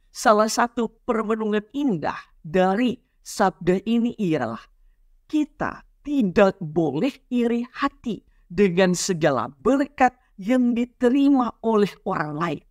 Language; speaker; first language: Indonesian; native; Indonesian